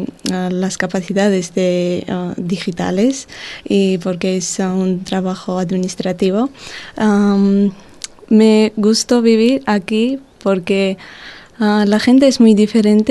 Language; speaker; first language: Spanish; non-native, learner; Georgian